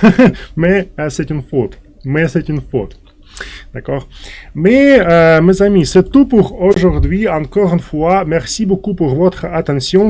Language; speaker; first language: French; non-native, fluent; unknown